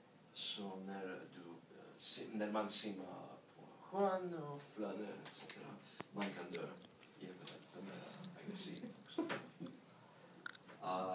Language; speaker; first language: Swedish; non-native, learner; English